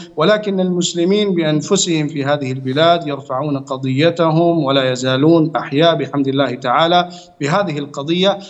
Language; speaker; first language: Arabic; non-native, fluent; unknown